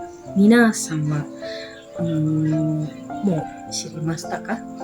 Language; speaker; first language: Japanese; non-native, learner; Indonesian